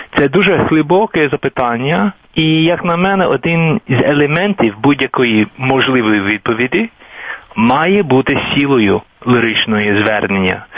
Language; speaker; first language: Ukrainian; non-native, fluent; English